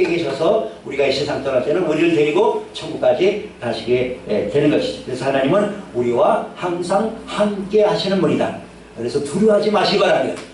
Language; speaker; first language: Korean; native; Korean